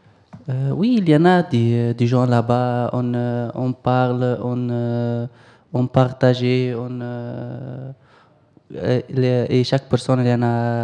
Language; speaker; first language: French; non-native, learner; Arabic